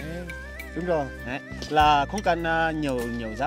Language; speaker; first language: Vietnamese; non-native, learner; Portuguese